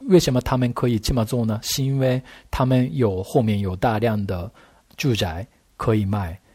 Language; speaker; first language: Chinese; non-native, fluent; Japanese